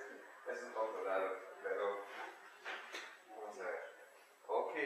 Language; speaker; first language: Spanish; non-native, learner; German